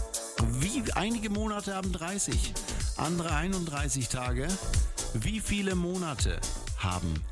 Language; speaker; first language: German; native; German